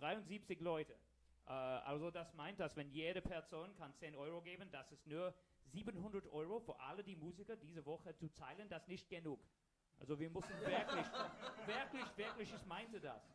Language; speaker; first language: German; non-native, learner; English